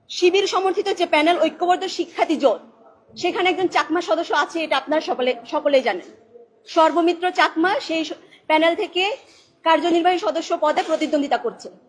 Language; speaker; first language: Bangla; non-native, local second language; Chakma